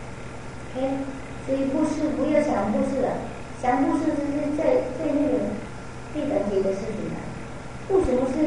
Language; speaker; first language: Chinese; non-native, fluent; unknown